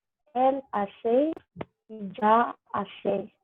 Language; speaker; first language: Spanish; non-native, learner; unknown